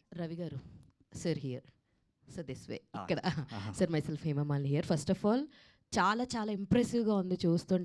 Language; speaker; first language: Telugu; native; Telugu